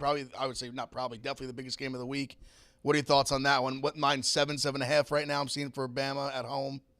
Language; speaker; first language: English; native; English